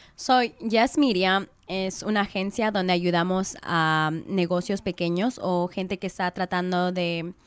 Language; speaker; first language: Spanish; early bilingual, heritage; Spanish